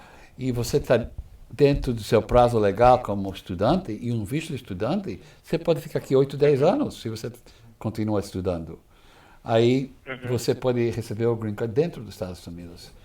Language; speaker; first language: Portuguese; non-native, fluent; English